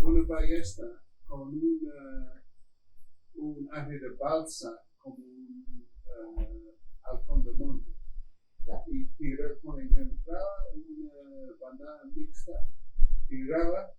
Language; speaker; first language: Spanish; non-native, learner; English